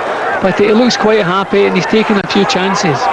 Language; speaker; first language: English; native; English